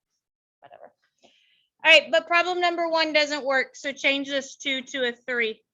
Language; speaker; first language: English; native; English